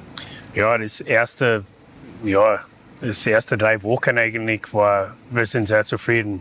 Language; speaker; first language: German; non-native, fluent; English